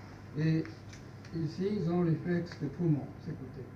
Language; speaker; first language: French; non-native, learner; Japanese